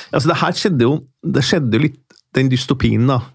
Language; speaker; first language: Norwegian; native; Norwegian